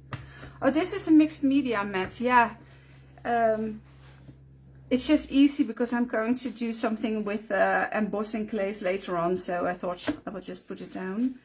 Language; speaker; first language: English; non-native, fluent; Dutch